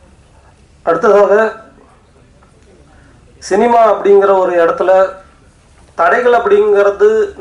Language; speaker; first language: Tamil; native; Tamil